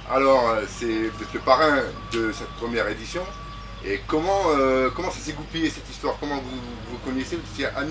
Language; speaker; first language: French; native; French